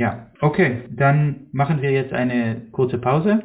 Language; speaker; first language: German; non-native, fluent; Hebrew